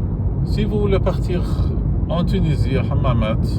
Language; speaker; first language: French; non-native, fluent; Arabic